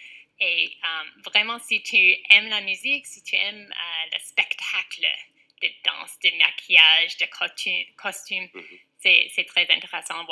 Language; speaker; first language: French; non-native, fluent; English